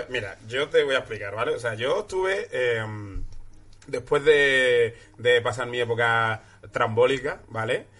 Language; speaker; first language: Spanish; early bilingual, other home language; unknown